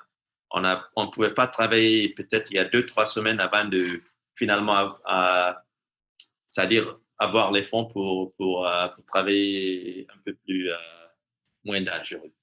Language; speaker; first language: French; non-native, fluent; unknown